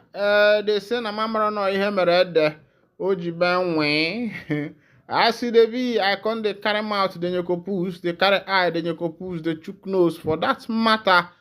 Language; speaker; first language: Nigerian Pidgin; non-native, local second language; Igbo